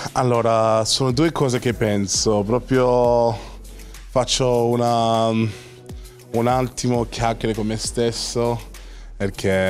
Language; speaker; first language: Italian; non-native, fluent; English